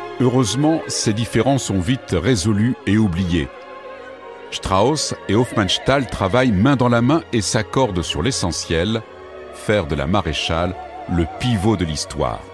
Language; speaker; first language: French; native; French